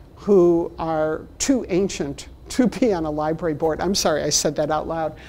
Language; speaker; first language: English; native; English